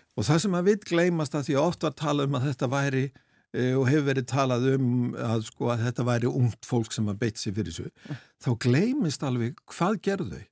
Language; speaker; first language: Icelandic; native; Icelandic